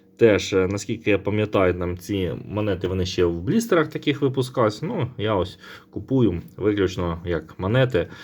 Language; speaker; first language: Ukrainian; non-native, local second language; Russian